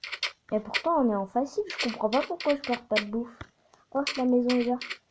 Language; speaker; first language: French; native; French